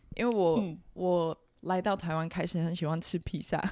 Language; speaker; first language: Chinese; non-native, fluent; Dutch